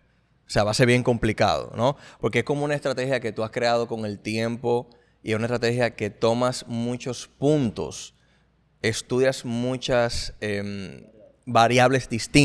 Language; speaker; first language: Spanish; native; Spanish